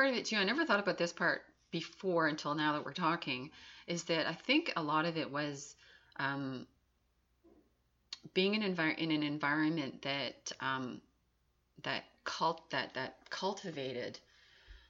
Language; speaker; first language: English; native; English